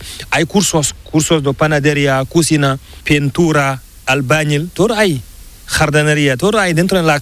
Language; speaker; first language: Spanish; non-native, learner; Fula